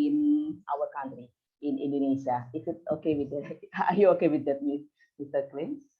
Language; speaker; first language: English; non-native, fluent; Indonesian